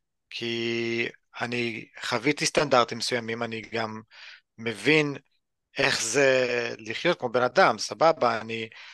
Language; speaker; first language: Hebrew; native; Hebrew